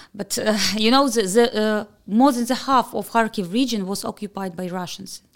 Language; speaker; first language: English; non-native, fluent; Ukrainian